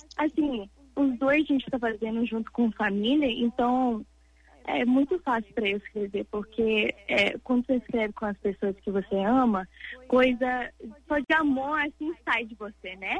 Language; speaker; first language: Portuguese; early bilingual, heritage; English